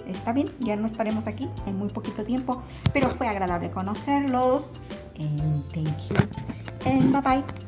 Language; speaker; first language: Spanish; native; Spanish